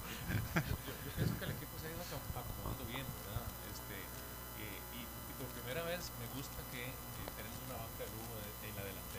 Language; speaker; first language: Spanish; native; Spanish